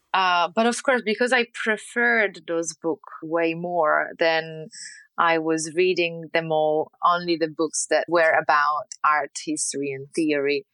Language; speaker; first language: English; non-native, fluent; Italian